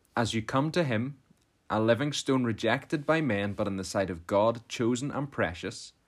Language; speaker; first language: English; native; English